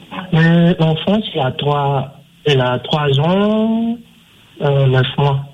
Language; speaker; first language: French; non-native, learner; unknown